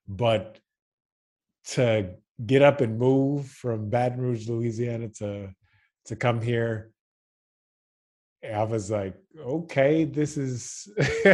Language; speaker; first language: English; native; English